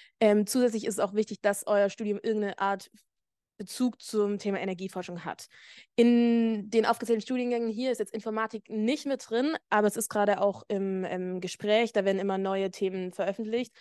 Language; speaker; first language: German; native; German